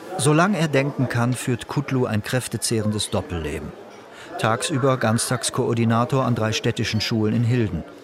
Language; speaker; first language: German; native; German